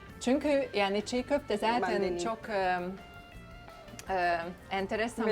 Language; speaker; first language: Turkish; non-native, fluent; Hungarian